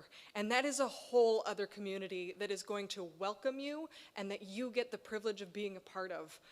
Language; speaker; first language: English; native; English